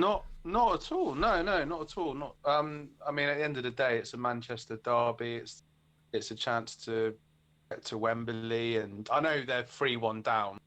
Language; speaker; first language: English; native; English